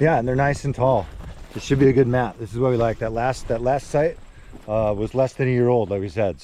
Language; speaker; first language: English; native; English